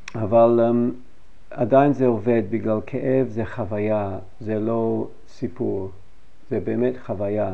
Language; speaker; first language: Hebrew; non-native, fluent; English